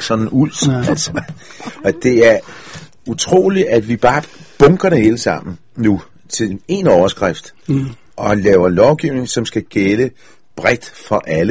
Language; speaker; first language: Danish; non-native, fluent; Hebrew